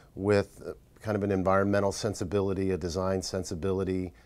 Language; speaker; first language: English; native; English